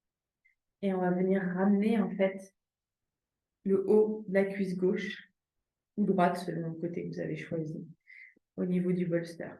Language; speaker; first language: French; native; French